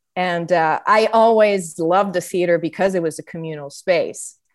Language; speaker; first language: English; native; English